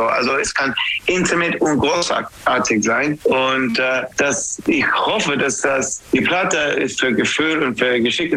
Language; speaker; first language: German; non-native, fluent; English